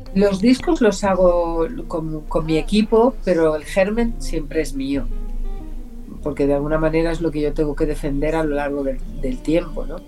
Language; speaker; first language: Spanish; native; Spanish